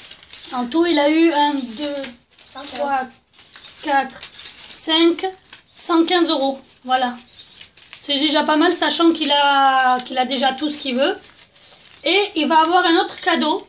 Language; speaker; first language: French; native; French